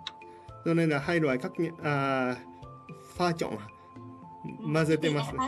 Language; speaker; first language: Vietnamese; non-native, fluent; Japanese